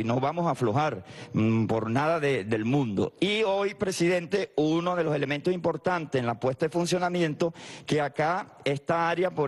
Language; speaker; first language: Spanish; native; Spanish